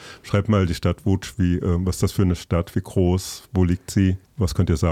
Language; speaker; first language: German; native; German